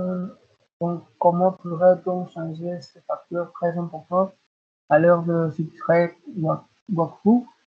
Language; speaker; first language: French; non-native, learner; Spanish